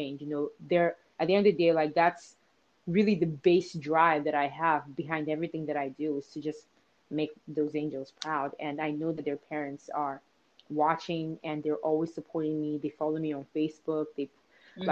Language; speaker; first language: English; non-native, local second language; Igbo